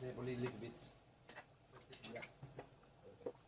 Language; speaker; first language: English; non-native, learner; Thai